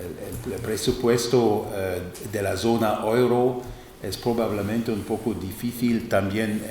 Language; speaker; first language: Spanish; non-native, fluent; German